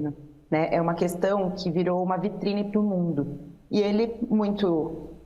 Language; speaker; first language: Portuguese; native; Portuguese